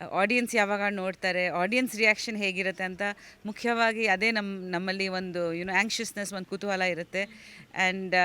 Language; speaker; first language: Kannada; non-native, fluent; Bangla